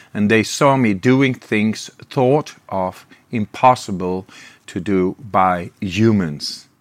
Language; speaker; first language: English; non-native, fluent; Dutch